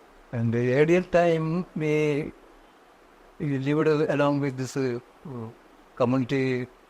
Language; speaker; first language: English; non-native, local second language; Konkani